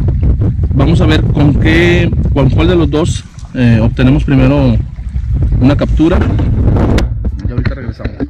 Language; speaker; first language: Spanish; native; Spanish